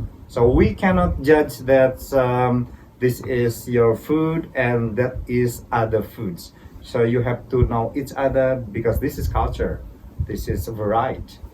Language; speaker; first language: English; non-native, fluent; Indonesian